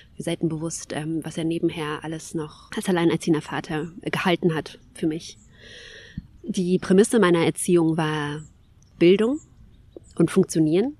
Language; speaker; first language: German; early bilingual, other home language; Kabyle